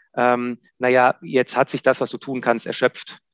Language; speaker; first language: German; non-native, fluent; Hebrew